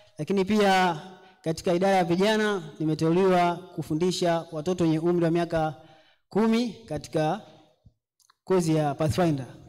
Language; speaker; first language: Swahili; native; Swahili